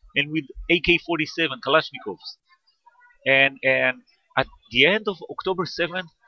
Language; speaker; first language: English; non-native, fluent; Hebrew